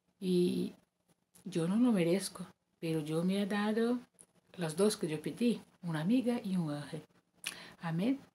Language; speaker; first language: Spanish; non-native, learner; Portuguese